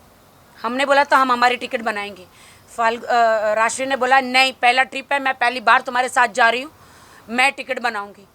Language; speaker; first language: Hindi; native; Hindi